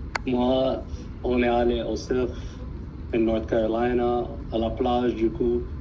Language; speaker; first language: French; early bilingual, heritage; Arabic